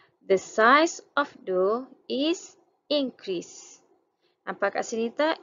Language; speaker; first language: English; non-native, local second language; Malay